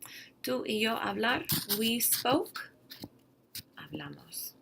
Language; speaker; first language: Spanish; non-native, fluent; English